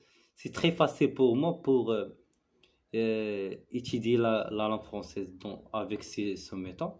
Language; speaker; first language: French; non-native, learner; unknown